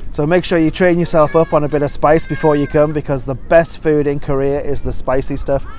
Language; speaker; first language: English; native; English